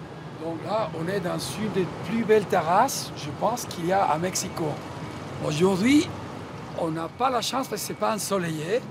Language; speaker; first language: French; early bilingual, heritage; Spanish